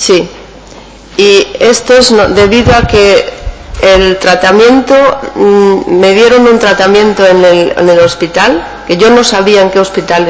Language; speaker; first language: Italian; non-native, learner; Spanish